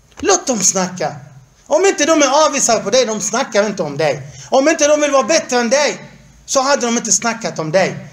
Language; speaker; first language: Swedish; non-native, fluent; Arabic